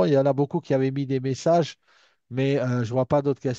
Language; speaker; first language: French; native; French